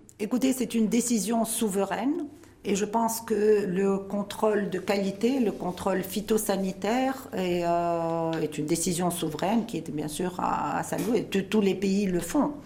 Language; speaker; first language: French; non-native, local second language; Arabic